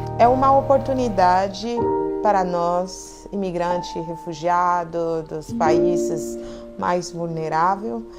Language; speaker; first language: Portuguese; non-native, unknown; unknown